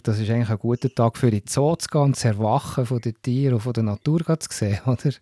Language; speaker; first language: German; native; German